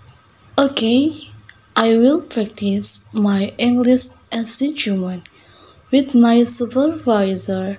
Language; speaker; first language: English; non-native, learner; Indonesian